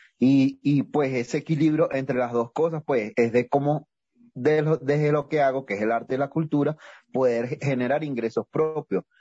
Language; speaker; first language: Spanish; native; Spanish